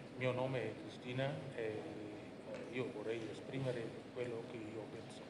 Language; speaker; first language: Italian; non-native, learner; Indonesian